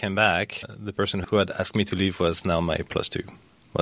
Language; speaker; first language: English; non-native, fluent; French